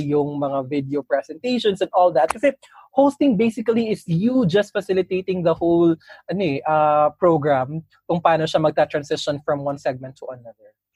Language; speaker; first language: English; non-native, local second language; Cebuano